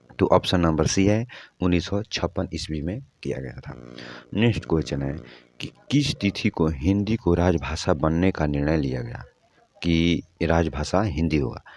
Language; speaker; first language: Hindi; native; Hindi